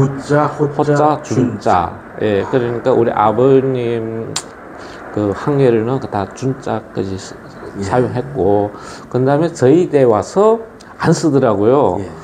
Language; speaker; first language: Korean; early bilingual, other home language; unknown